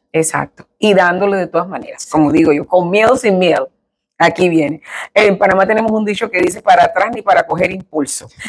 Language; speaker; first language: Spanish; native; Spanish